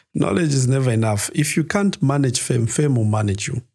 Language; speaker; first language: English; non-native, local second language; Nyanja